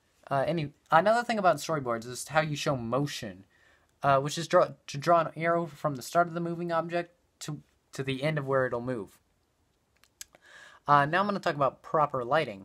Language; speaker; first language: English; native; English